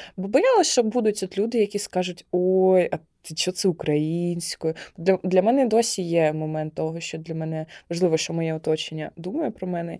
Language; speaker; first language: Ukrainian; non-native, local second language; Russian